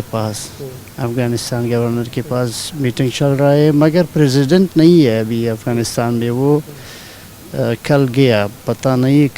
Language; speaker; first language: Hindi; non-native, learner; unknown